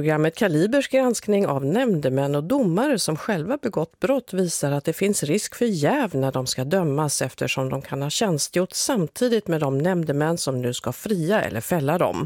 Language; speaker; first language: Swedish; native; Swedish